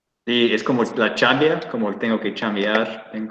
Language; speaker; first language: Spanish; non-native, learner; English